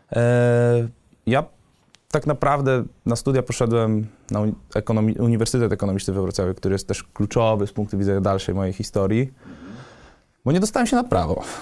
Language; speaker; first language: Polish; native; Polish